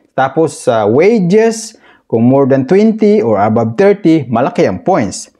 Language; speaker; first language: Filipino; native; Filipino